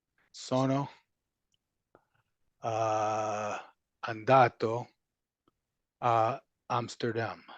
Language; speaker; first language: Italian; non-native, learner; English